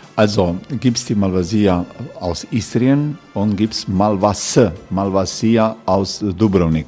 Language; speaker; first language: German; non-native, learner; Croatian